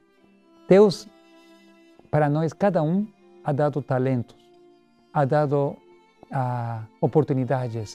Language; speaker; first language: Portuguese; non-native, learner; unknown